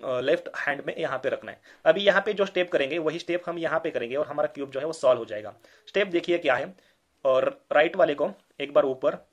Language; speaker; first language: Hindi; non-native, local second language; Marathi